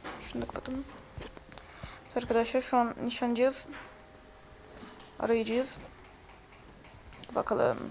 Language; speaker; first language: Turkish; native; Turkish